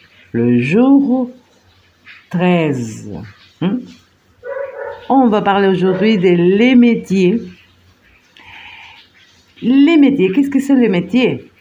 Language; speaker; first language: French; non-native, fluent; Spanish